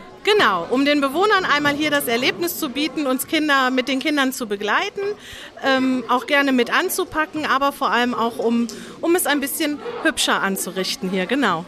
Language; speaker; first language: German; native; German